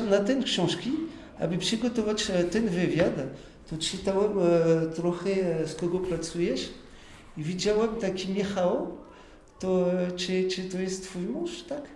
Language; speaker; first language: Polish; non-native, learner; French